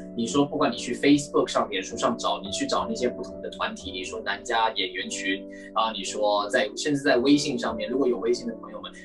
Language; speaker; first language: Chinese; native; Chinese